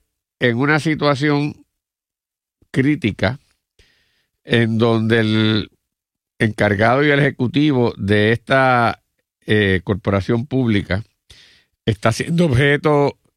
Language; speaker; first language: Spanish; native; Spanish